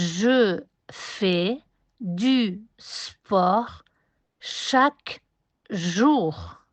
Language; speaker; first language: French; non-native, fluent; Spanish